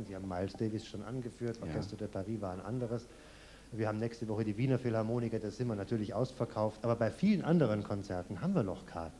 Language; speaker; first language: German; native; German